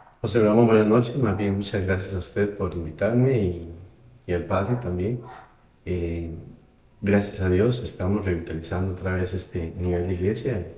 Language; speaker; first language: Spanish; native; Spanish